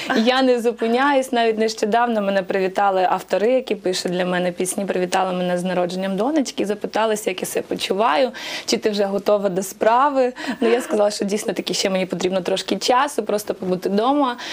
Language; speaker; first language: Ukrainian; non-native, local second language; Russian